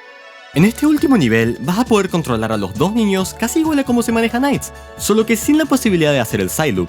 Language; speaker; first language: Spanish; native; Spanish